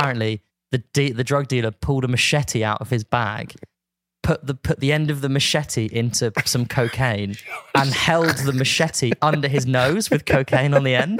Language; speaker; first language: English; native; English